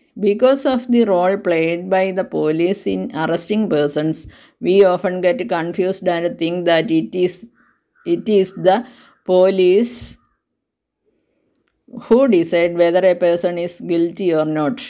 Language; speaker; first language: English; non-native, local second language; Malayalam